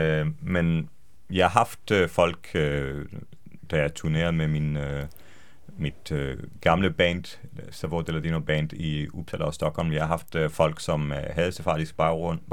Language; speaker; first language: Danish; non-native, fluent; Hebrew